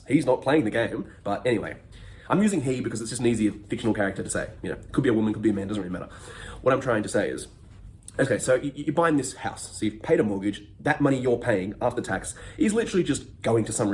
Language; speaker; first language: English; native; English